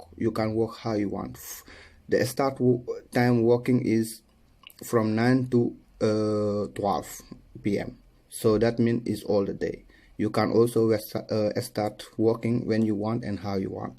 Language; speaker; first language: English; non-native, learner; Wolof